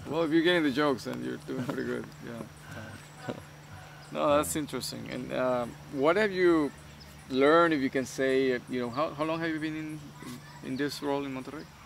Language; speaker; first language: English; non-native, fluent; Spanish